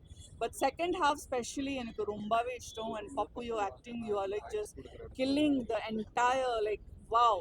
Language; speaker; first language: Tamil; non-native, fluent; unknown